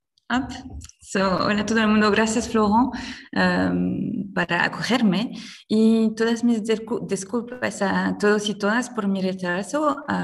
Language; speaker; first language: Spanish; non-native, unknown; French